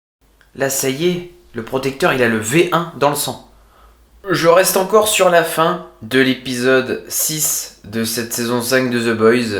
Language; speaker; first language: French; native; French